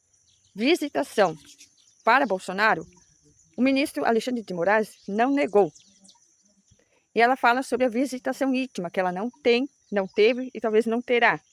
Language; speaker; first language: Portuguese; native; Portuguese